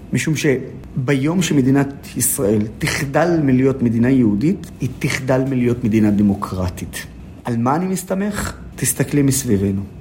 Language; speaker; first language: Hebrew; non-native, local second language; Arabic